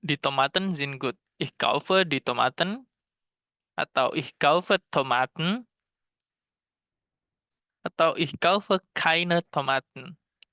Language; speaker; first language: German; non-native, fluent; Indonesian